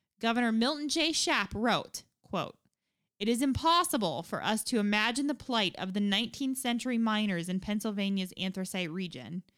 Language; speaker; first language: English; native; English